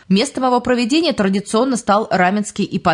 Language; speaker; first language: Russian; native; Russian